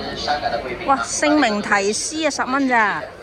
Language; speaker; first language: Chinese; native; Chinese